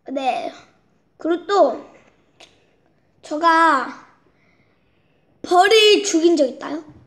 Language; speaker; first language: Korean; early bilingual, heritage; Korean